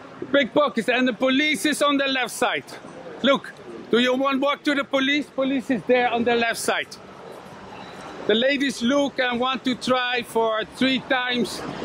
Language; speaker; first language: English; non-native, learner; Dutch